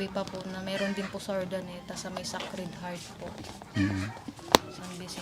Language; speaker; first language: Filipino; native; Filipino